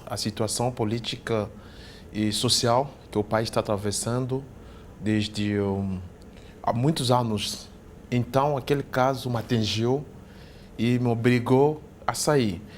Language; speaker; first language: Portuguese; non-native, fluent; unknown